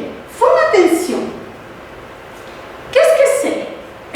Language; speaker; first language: French; non-native, fluent; Spanish